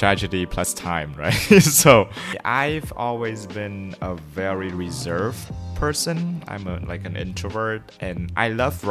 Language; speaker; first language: English; non-native, fluent; Vietnamese